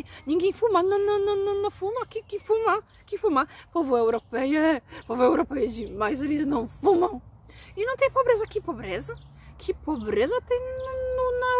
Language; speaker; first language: Portuguese; non-native, fluent; Polish